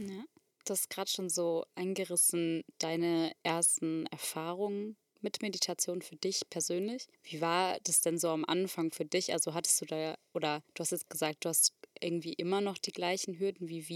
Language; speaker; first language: German; native; German